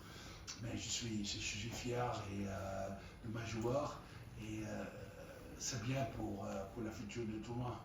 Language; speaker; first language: French; non-native, fluent; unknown